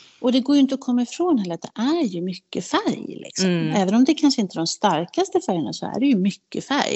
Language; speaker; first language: Swedish; native; Swedish